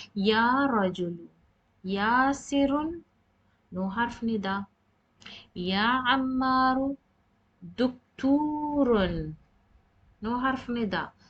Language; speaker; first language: Arabic; non-native, fluent; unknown